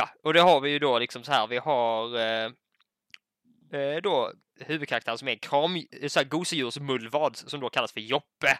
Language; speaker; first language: Swedish; native; Swedish